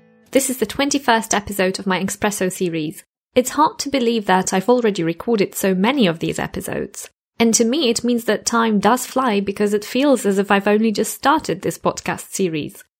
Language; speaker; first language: English; non-native, fluent; Polish